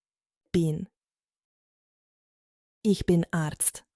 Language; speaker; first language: German; non-native, fluent; Croatian